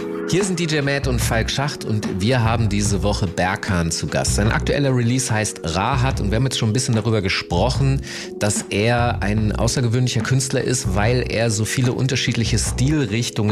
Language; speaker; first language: German; native; German